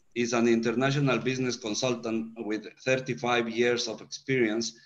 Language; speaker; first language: English; non-native, fluent; Spanish